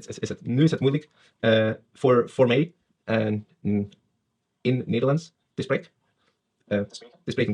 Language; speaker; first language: Dutch; non-native, learner; Spanish